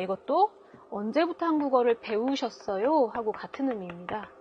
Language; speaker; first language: Korean; native; Korean